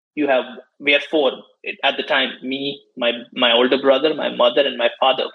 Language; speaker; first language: English; non-native, local second language; Hindi